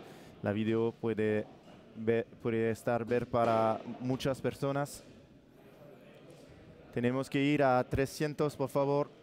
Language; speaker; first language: Spanish; non-native, learner; French